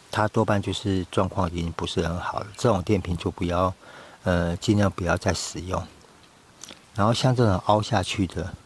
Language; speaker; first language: Chinese; native; Chinese